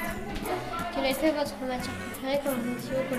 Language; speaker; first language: French; native; French